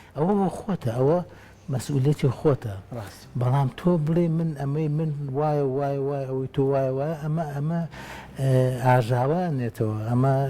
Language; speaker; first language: Central Kurdish; non-native, local second language; Assyrian Neo-Aramaic